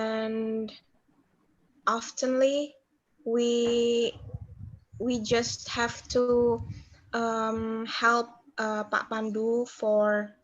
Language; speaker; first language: English; non-native, learner; Indonesian